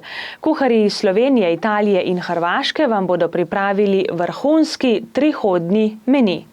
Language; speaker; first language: Slovenian; native; Slovenian